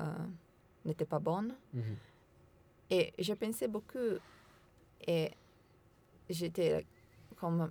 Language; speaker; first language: French; non-native, learner; Italian